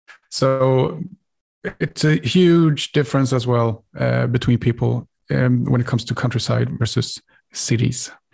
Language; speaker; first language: English; non-native, fluent; Swedish